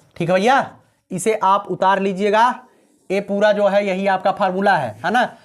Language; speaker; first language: Hindi; native; Hindi